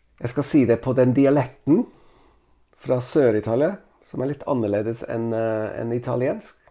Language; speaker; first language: Norwegian; non-native, fluent; Italian